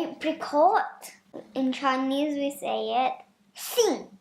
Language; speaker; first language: English; non-native, fluent; Chinese